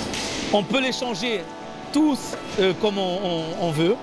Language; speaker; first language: French; non-native, learner; Portuguese